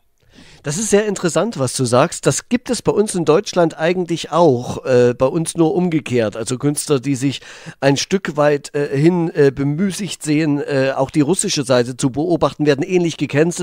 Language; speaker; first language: German; native; German